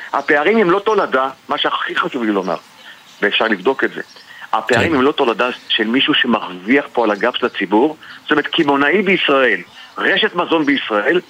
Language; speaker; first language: Hebrew; native; Hebrew